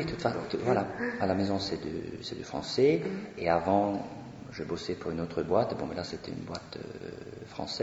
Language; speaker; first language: French; non-native, fluent; Swedish